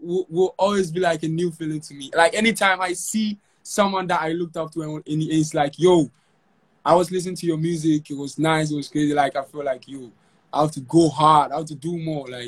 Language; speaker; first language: English; non-native, local second language; Akan